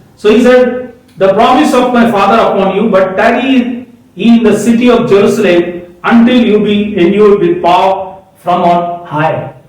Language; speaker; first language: English; non-native, local second language; Hindi